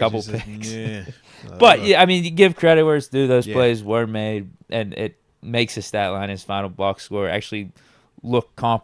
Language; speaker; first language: English; native; English